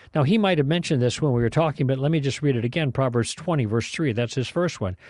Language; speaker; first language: English; native; English